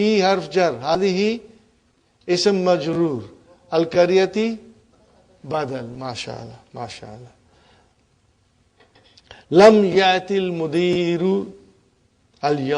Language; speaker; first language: Arabic; non-native, fluent; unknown